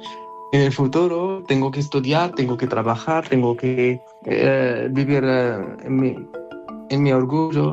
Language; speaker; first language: Spanish; non-native, learner; Arabic